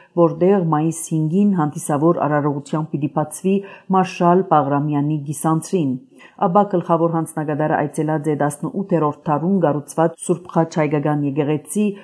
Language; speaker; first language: Armenian; native; Armenian